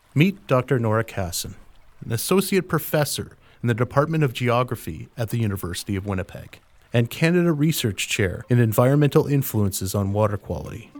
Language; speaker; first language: English; native; English